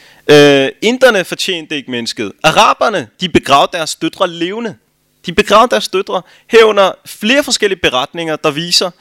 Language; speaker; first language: Danish; early bilingual, other home language; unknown